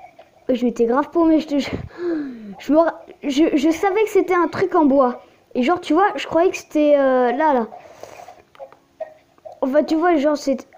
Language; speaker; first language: French; native; French